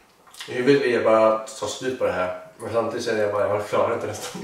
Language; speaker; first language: Swedish; native; Swedish